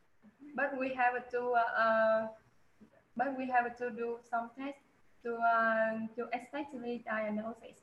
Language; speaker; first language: English; non-native, learner; Vietnamese